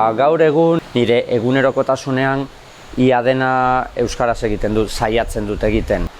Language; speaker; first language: Basque; non-native, fluent; Galician